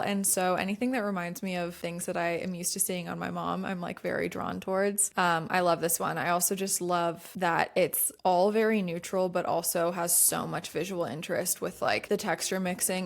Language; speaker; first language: English; native; English